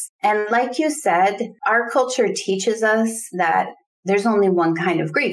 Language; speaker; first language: English; native; English